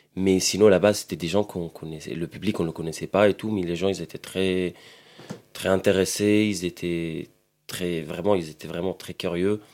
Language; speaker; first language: French; non-native, fluent; Arabic